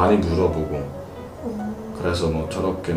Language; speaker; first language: Korean; non-native, fluent; English